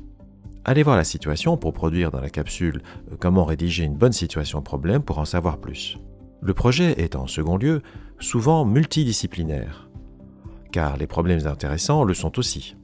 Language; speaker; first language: French; native; French